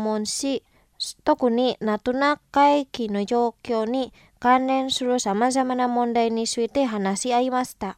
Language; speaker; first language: Japanese; non-native, fluent; Indonesian